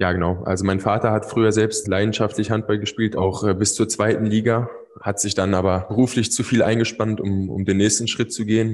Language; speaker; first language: German; native; German